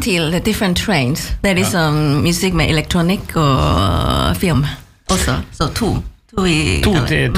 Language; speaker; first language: Norwegian; non-native, learner; Chinese